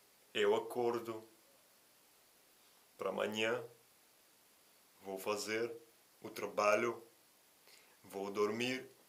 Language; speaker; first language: Portuguese; non-native, fluent; Russian